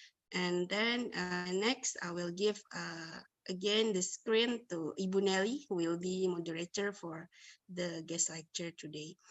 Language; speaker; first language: English; non-native, fluent; Indonesian